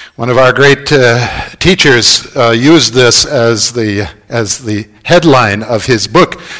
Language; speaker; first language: English; native; English